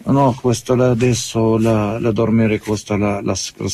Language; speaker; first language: Italian; non-native, learner; Arabic